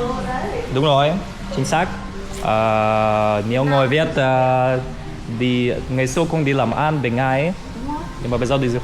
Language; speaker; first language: Vietnamese; non-native, fluent; Russian